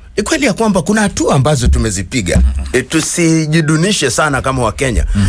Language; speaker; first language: Swahili; non-native, local second language; Luo (Kenya and Tanzania)